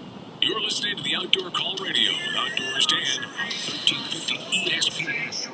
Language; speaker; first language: English; native; English